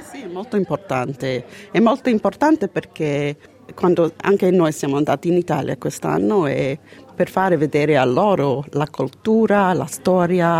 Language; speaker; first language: Italian; early bilingual, heritage; Italian